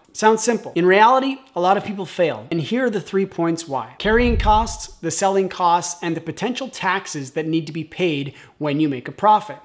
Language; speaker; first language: English; native; English